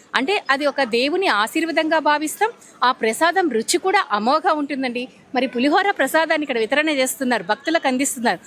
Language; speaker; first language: Telugu; native; Telugu